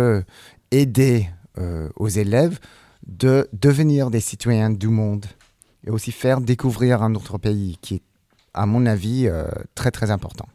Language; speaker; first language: French; non-native, fluent; English